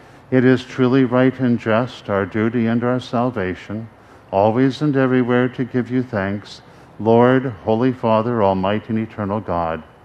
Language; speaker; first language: English; native; English